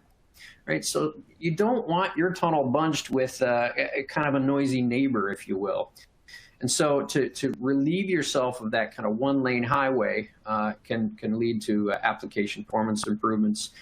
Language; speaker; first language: English; native; English